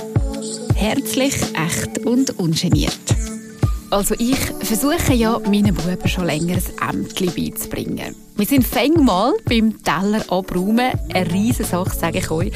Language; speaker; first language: German; native; German